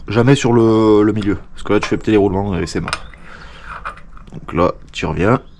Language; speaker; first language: French; native; French